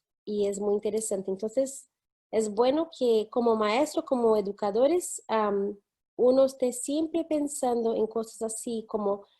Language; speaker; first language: Spanish; non-native, fluent; English